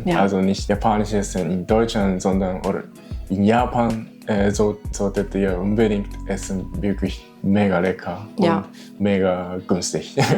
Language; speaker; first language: German; non-native, learner; Japanese